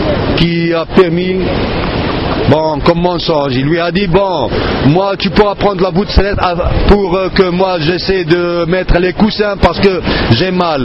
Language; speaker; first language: French; non-native, fluent; Arabic